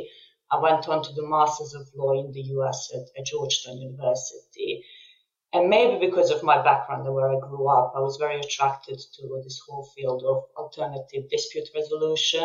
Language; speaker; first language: English; non-native, fluent; Serbian